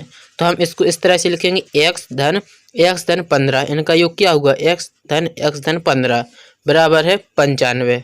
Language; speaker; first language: Hindi; native; Hindi